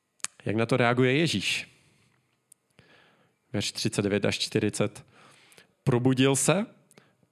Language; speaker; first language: Czech; native; Czech